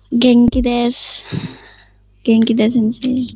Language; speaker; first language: Japanese; non-native, learner; Indonesian